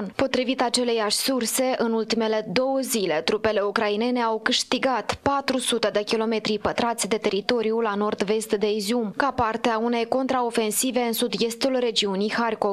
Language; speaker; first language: Romanian; native; Romanian